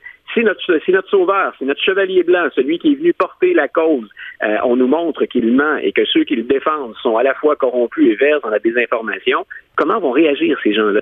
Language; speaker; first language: French; native; French